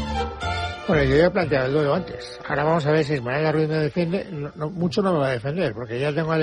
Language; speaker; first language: Spanish; native; Spanish